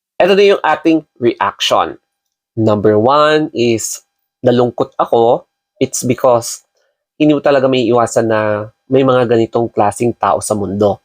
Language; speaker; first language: Filipino; non-native, local second language; Iloko